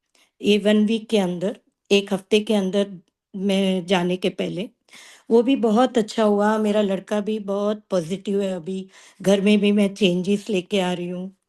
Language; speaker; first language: Hindi; non-native, local second language; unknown